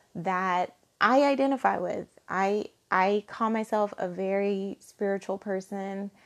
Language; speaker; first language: English; native; English